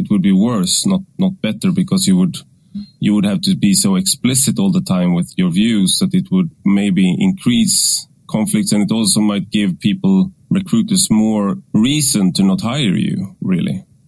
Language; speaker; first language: English; non-native, fluent; Swedish